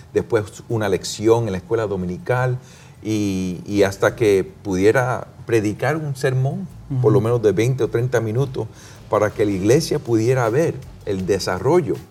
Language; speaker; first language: Spanish; non-native, fluent; English